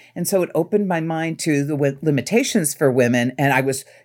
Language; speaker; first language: English; native; English